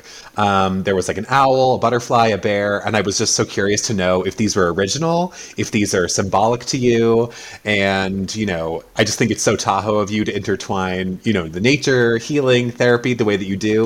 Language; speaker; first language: English; native; English